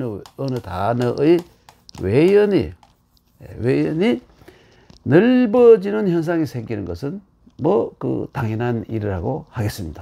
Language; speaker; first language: Korean; native; Korean